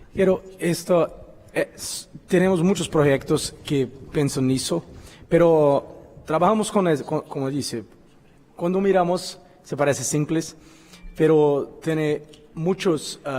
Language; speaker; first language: Spanish; non-native, fluent; Portuguese